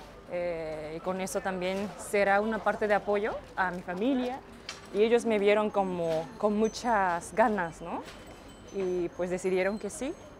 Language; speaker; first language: Spanish; non-native, fluent; Japanese